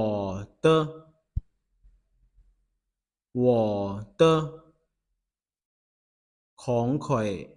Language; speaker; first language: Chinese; non-native, fluent; Lao